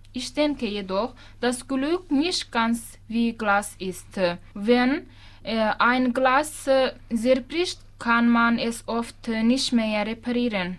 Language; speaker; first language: German; non-native, fluent; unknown